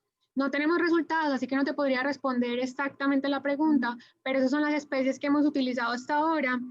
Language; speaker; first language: Spanish; native; Spanish